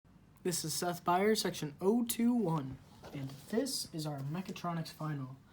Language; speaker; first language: English; native; English